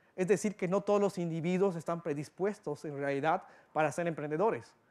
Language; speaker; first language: Spanish; early bilingual, other home language; English